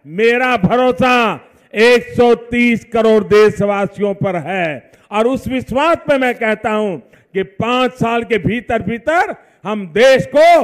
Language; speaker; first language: Hindi; non-native, local second language; Gujarati